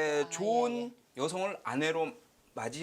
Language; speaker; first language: Korean; native; Korean